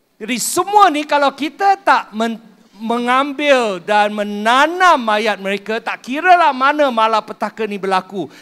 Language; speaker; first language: Malay; non-native, local second language; Min Nan Chinese